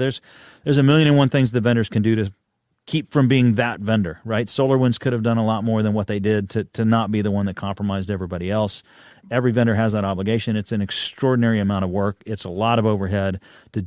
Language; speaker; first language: English; native; English